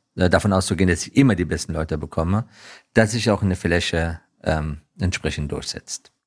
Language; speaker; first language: German; non-native, fluent; Persian